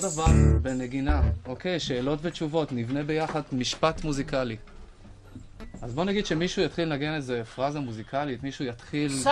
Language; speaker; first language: Hebrew; native; Hebrew